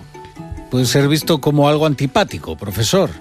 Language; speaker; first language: Spanish; native; Spanish